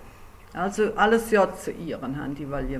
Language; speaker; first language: German; native; German